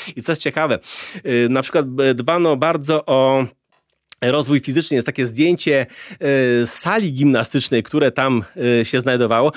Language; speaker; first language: Polish; native; Polish